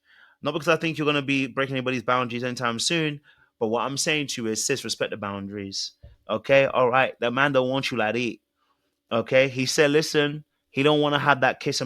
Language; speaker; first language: English; native; English